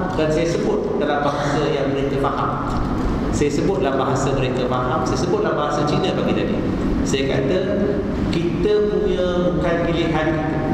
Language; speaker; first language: Malay; non-native, local second language; Chinese